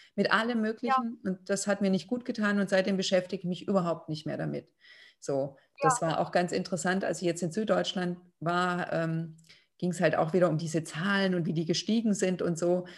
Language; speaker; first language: German; non-native, fluent; Lithuanian